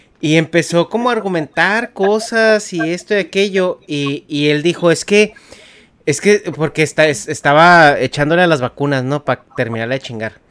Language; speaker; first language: Spanish; native; Spanish